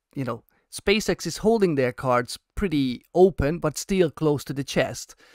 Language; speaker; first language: English; non-native, fluent; Hungarian